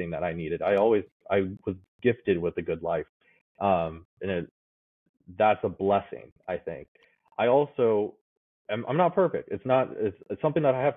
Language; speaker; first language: English; native; English